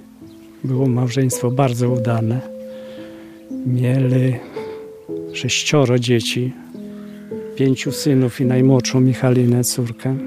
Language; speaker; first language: Polish; native; Polish